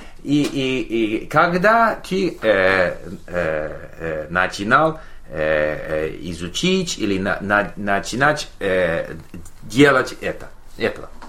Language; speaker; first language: Russian; non-native, learner; English